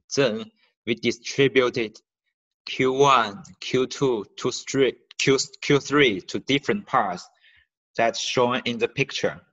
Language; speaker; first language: English; non-native, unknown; Chinese